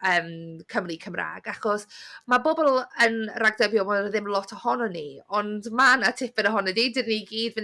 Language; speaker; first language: Welsh; native; Welsh